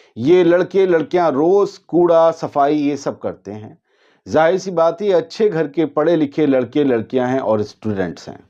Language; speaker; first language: Urdu; native; Urdu